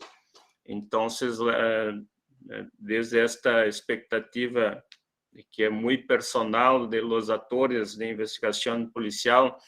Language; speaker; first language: Portuguese; non-native, learner; Spanish